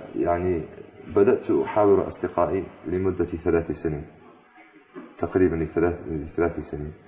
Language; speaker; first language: Arabic; non-native, fluent; English